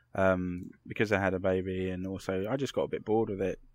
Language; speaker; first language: English; native; English